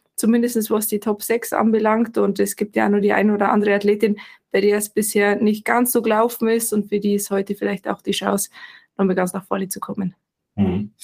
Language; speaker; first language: German; native; German